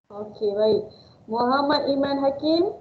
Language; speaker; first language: Malay; native; Malay